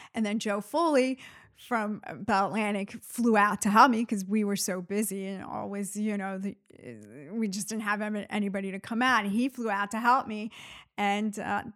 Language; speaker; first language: English; early bilingual, other home language; Arabic